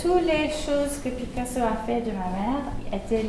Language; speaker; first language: French; early bilingual, heritage; English